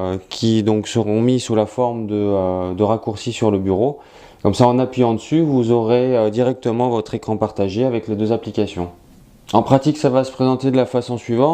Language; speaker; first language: French; native; French